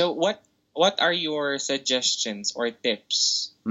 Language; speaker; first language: English; non-native, local second language; Filipino